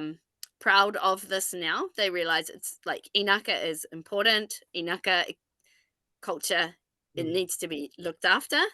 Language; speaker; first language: English; non-native, fluent; Japanese